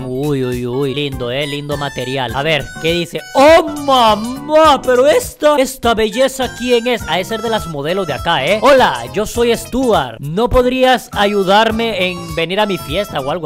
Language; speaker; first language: Spanish; native; Spanish